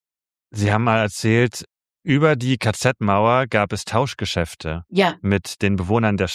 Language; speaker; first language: German; native; German